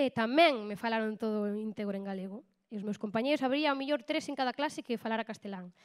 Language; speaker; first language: Galician; native; Galician